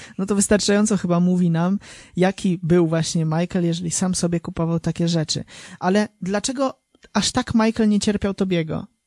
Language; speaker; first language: Polish; native; Polish